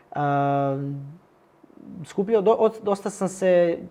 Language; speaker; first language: Serbian; native; Serbian